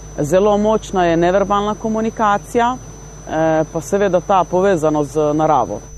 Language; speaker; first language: Slovenian; non-native, local second language; Romany